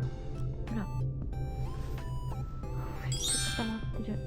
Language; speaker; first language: Japanese; native; Japanese